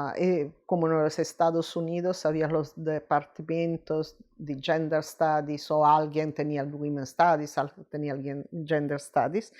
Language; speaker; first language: Spanish; non-native, fluent; Italian